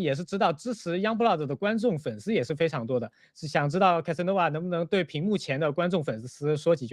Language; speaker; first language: Chinese; native; Chinese